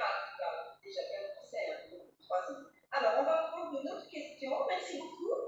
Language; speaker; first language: French; native; French